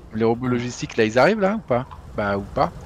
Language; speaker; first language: French; native; French